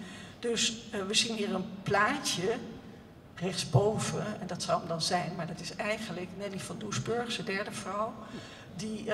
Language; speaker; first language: Dutch; native; Dutch